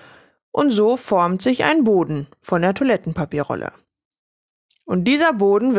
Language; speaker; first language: German; native; German